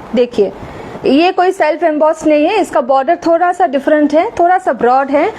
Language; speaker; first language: Hindi; non-native, local second language; Bangla